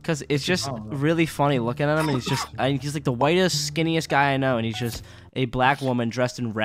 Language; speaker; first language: English; native; English